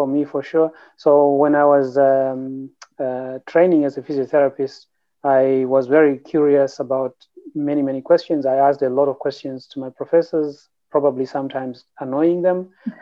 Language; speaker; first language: English; non-native, local second language; Shona